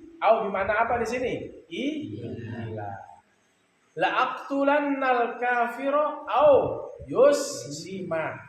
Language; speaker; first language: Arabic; non-native, fluent; Sasak